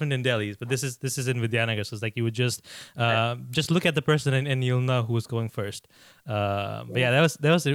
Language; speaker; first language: English; non-native, local second language; Gujarati